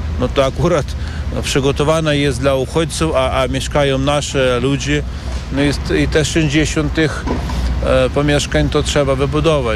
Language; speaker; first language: Polish; non-native, learner; Ukrainian